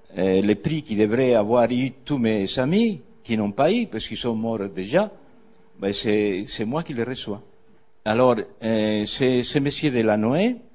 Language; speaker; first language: French; non-native, fluent; Spanish